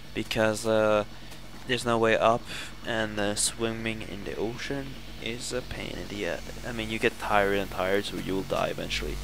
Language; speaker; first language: English; non-native, fluent; Swedish